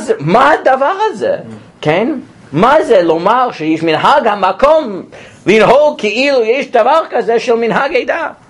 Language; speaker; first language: Hebrew; non-native, fluent; English